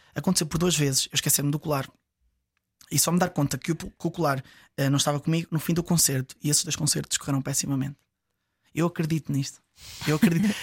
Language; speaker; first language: Portuguese; native; Portuguese